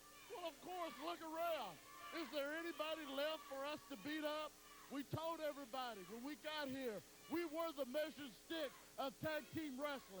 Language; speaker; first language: English; native; English